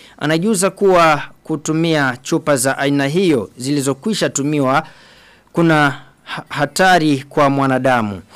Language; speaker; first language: Swahili; non-native, local second language; Rundi